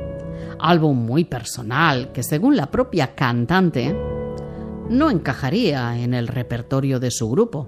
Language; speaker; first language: Spanish; native; Spanish